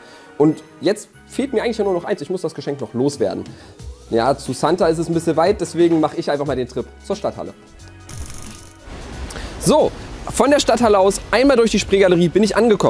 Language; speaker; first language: German; native; German